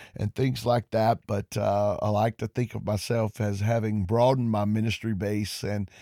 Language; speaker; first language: English; native; English